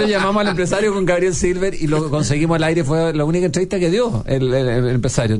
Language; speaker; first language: Spanish; native; Spanish